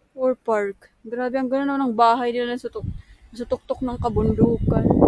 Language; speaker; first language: Filipino; non-native, local second language; Waray